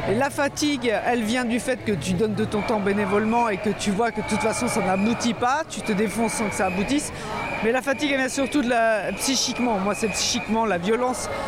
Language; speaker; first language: French; native; French